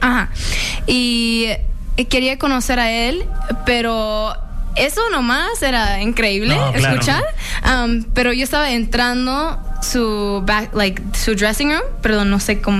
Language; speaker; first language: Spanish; early bilingual, heritage; English